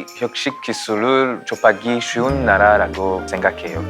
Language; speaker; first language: Korean; non-native, fluent; Rundi